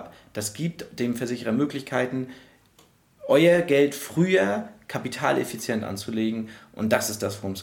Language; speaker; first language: German; native; German